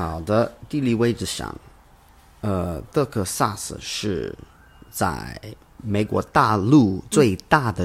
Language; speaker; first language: Chinese; non-native, learner; English